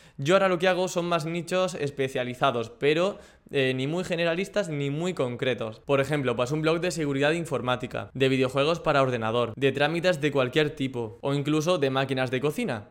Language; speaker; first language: Spanish; native; Spanish